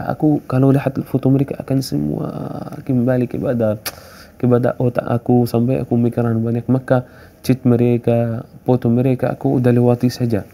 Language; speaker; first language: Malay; non-native, fluent; Arabic